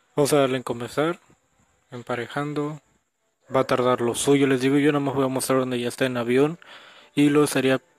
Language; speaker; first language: Spanish; native; Spanish